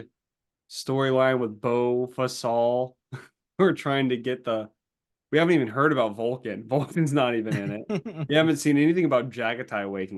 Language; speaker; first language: English; native; English